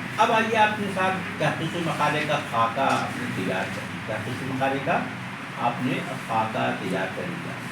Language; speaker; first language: Urdu; native; Urdu